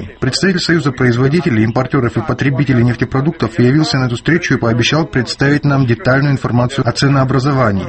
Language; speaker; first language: Russian; non-native, local second language; Georgian